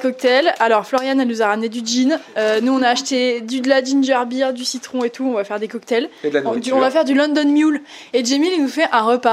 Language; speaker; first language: French; native; French